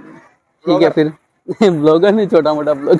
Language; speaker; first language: Hindi; non-native, local second language; Bangla